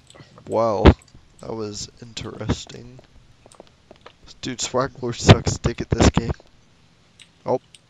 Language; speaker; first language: English; native; English